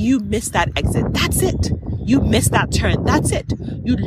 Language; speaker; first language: English; non-native, local second language; Yoruba